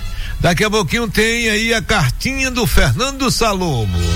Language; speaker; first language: Portuguese; native; Portuguese